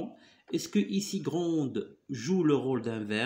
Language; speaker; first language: French; non-native, local second language; Arabic